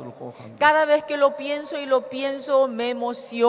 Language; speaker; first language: Spanish; native; Spanish